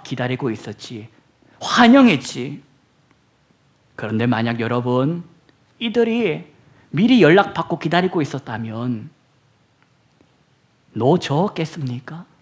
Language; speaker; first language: Korean; native; Korean